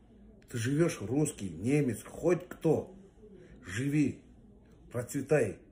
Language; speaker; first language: Russian; non-native, local second language; Kazakh